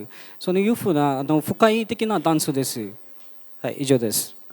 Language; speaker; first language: Japanese; non-native, fluent; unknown